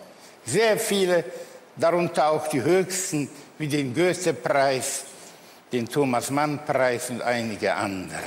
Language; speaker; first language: German; early bilingual, other home language; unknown